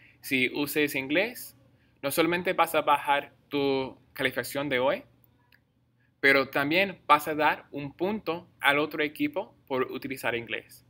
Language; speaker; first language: Spanish; non-native, fluent; English